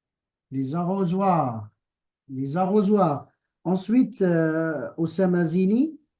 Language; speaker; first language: French; non-native, local second language; Arabic